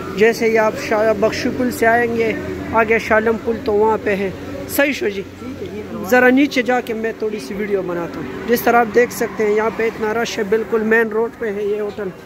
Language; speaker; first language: Urdu; non-native, local second language; Pashto